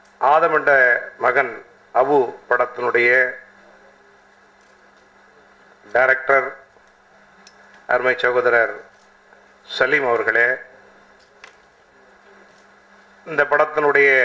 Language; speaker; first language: Tamil; native; Tamil